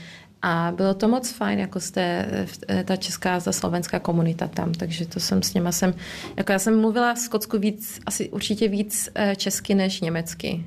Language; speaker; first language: Czech; early bilingual, heritage; Czech